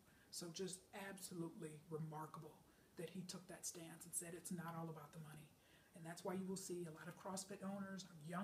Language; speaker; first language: English; native; English